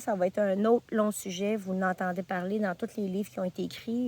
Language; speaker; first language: French; native; French